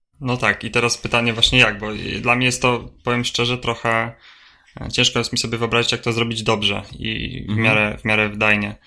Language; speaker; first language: Polish; native; Polish